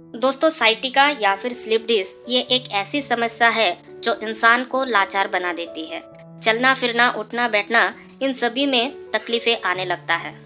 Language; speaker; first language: Hindi; native; Hindi